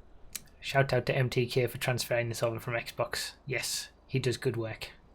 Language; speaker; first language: English; native; English